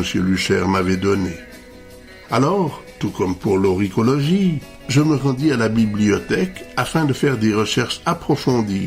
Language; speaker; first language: French; native; French